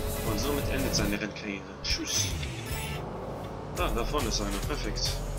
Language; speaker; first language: German; native; German